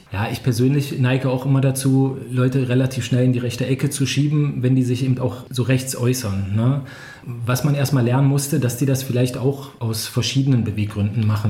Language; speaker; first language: German; native; German